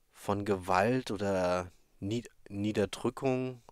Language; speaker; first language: German; native; German